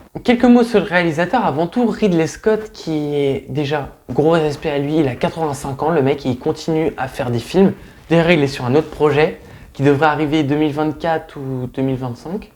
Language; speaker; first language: French; native; French